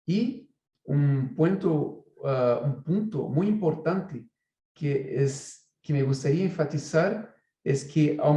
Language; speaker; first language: Spanish; non-native, fluent; Portuguese